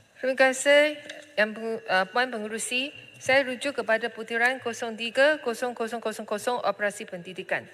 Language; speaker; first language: Malay; non-native, local second language; Chinese